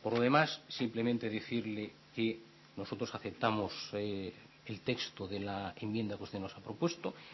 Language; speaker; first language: Spanish; non-native, local second language; Galician